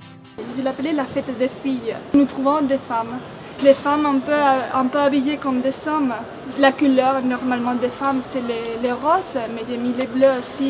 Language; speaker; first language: French; non-native, fluent; Spanish